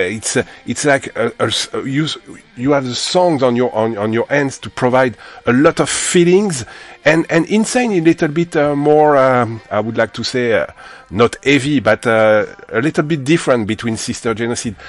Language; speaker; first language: English; non-native, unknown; French